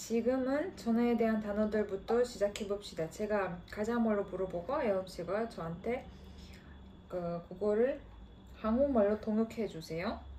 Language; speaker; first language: Korean; non-native, fluent; Kazakh